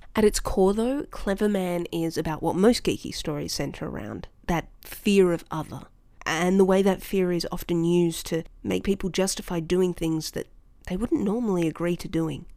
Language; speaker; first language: English; native; English